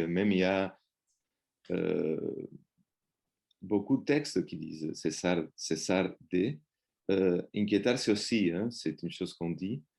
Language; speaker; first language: French; non-native, fluent; Spanish